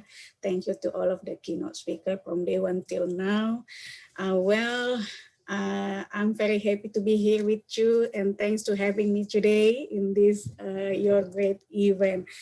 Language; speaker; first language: English; non-native, learner; Indonesian